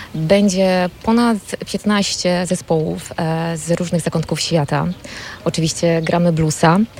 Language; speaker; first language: Polish; native; Polish